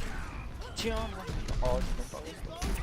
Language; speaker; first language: French; native; French